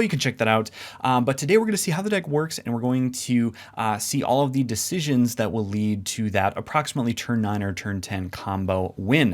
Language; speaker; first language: English; native; English